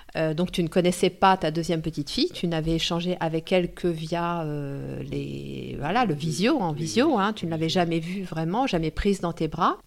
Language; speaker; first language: French; native; French